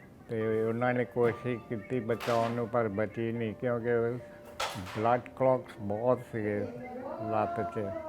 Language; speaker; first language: Punjabi; early bilingual, heritage; Punjabi